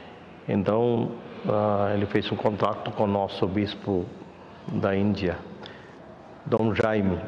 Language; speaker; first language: Portuguese; non-native, fluent; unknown